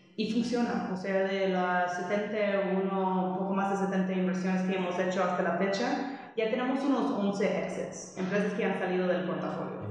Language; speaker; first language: Spanish; non-native, fluent; English